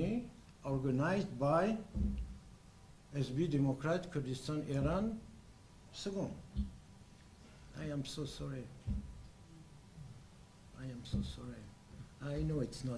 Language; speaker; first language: English; non-native, learner; French